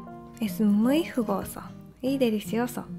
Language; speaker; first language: Spanish; non-native, fluent; Japanese